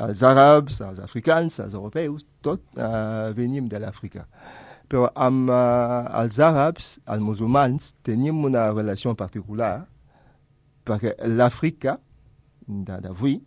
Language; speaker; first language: Catalan; non-native, fluent; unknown